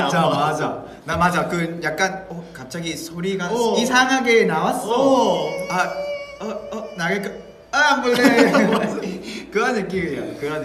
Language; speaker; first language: Korean; non-native, fluent; Vietnamese